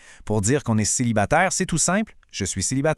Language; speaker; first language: French; native; French